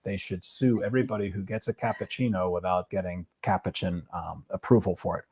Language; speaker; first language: English; native; English